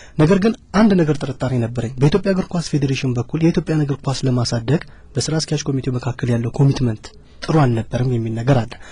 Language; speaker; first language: Amharic; native; Amharic